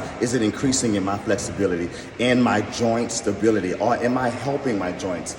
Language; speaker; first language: English; native; English